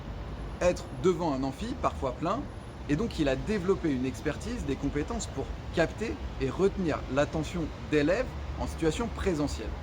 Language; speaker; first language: French; native; French